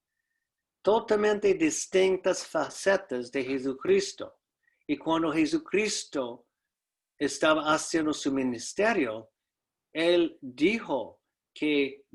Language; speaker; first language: Spanish; non-native, fluent; English